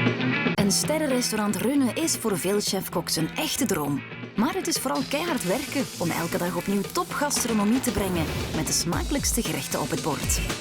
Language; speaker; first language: Dutch; native; Dutch